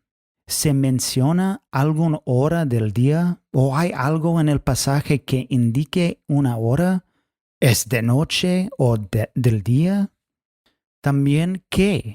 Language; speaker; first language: Spanish; non-native, fluent; English